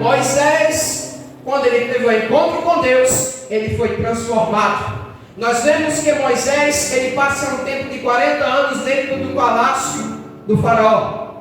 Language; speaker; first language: Portuguese; native; Portuguese